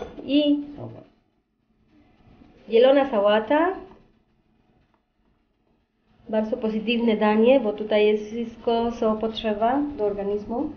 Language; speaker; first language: Polish; non-native, fluent; Spanish